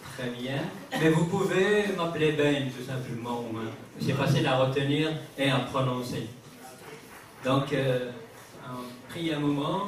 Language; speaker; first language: French; non-native, local second language; Kabyle